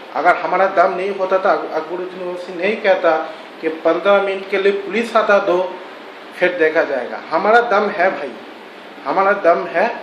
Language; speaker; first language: Hindi; non-native, local second language; Bangla